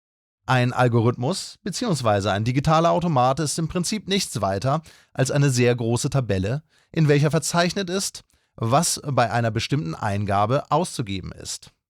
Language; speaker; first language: German; native; German